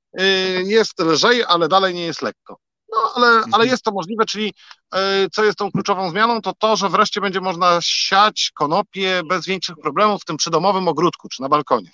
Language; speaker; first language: Polish; native; Polish